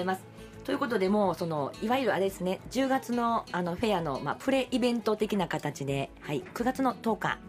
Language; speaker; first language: Japanese; native; Japanese